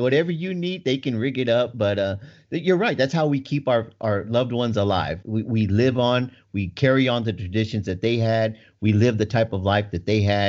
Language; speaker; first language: English; native; English